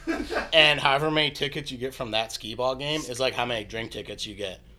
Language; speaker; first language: English; native; English